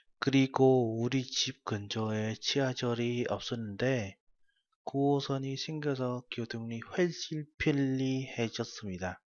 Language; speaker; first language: Korean; non-native, fluent; Vietnamese